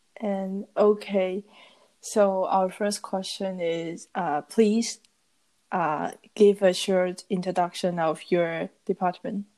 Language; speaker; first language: English; non-native, learner; Chinese